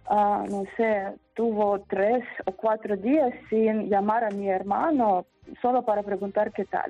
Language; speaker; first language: Spanish; non-native, fluent; Ukrainian